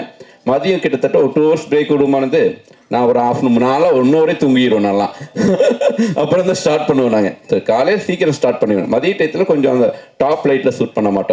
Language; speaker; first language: Tamil; native; Tamil